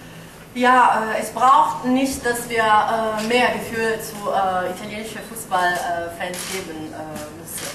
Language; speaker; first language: German; non-native, fluent; Italian